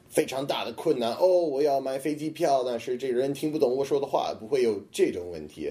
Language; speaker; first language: Chinese; non-native, fluent; English